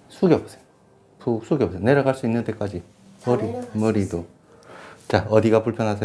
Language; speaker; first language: Korean; native; Korean